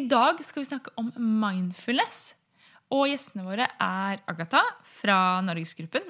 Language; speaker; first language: Norwegian; native; Norwegian